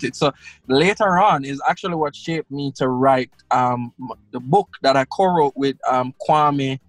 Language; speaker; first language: English; non-native, local second language; Krio